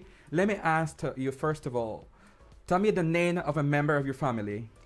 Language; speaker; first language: English; non-native, fluent; Spanish